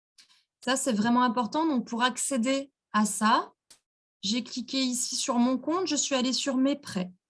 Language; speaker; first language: French; native; French